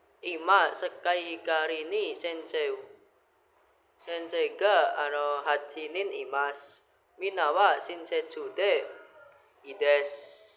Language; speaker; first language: Japanese; non-native, learner; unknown